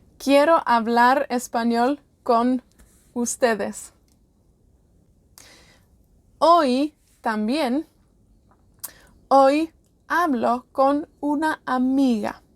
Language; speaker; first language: Spanish; non-native, fluent; Welsh